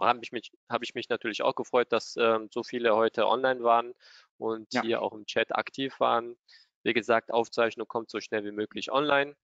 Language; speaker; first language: German; native; German